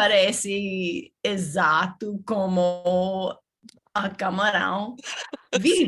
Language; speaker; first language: Portuguese; non-native, learner; English